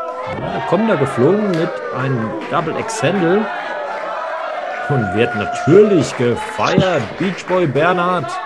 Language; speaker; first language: German; native; German